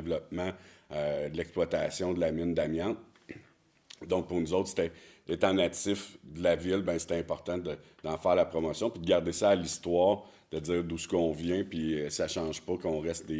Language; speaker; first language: French; native; French